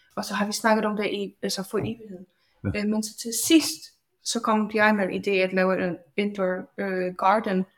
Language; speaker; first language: Danish; non-native, fluent; Polish